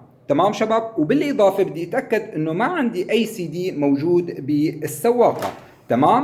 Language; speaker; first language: Arabic; native; Arabic